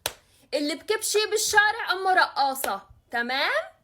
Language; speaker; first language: Arabic; native; Arabic